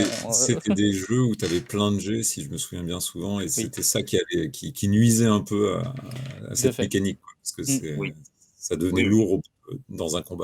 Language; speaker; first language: French; native; French